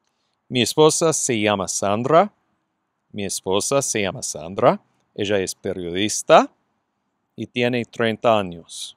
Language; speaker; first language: Spanish; non-native, fluent; English